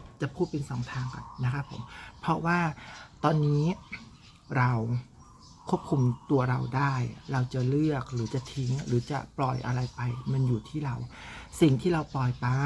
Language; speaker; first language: Thai; native; Thai